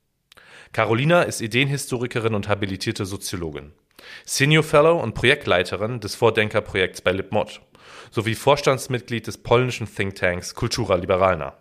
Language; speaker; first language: German; native; German